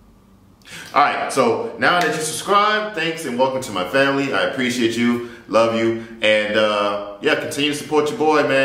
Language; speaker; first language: English; native; English